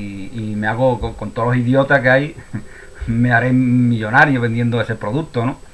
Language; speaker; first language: Spanish; native; Spanish